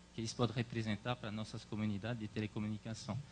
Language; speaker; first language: Portuguese; non-native, fluent; French